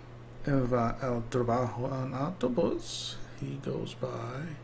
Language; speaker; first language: Spanish; non-native, learner; English